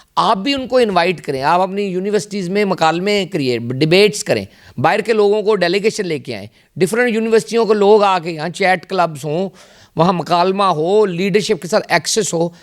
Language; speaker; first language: Urdu; non-native, local second language; Punjabi